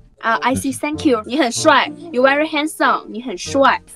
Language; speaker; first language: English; non-native, learner; Chinese